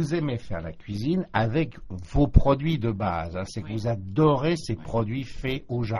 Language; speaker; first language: French; native; French